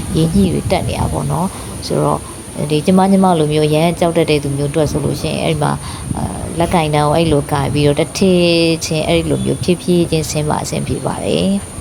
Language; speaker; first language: Burmese; native; Burmese